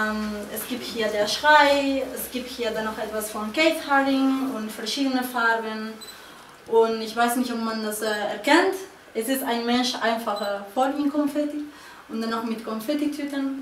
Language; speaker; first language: German; non-native, fluent; Spanish